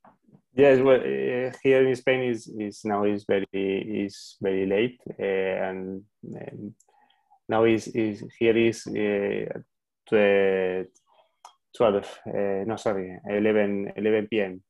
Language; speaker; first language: English; non-native, learner; Spanish